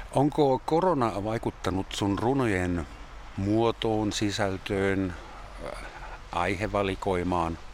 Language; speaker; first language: Finnish; non-native, fluent; German